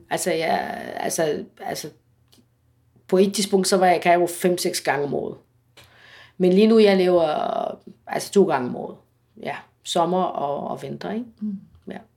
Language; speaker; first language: Danish; non-native, fluent; Arabic